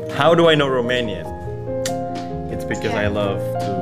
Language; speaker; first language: English; non-native, fluent; Indonesian